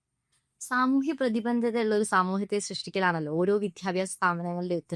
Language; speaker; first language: Malayalam; native; Malayalam